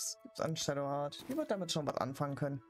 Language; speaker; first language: German; native; German